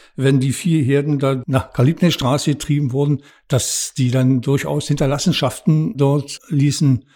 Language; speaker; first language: German; native; German